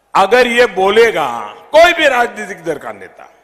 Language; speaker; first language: Hindi; non-native, local second language; Gujarati